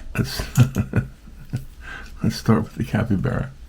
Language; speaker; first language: English; native; English